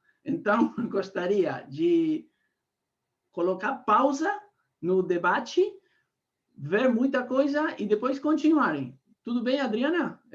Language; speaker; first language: Portuguese; non-native, fluent; Spanish